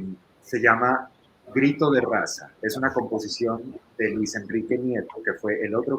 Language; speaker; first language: Spanish; native; Spanish